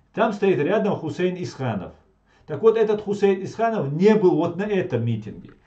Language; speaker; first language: Russian; non-native, local second language; Chechen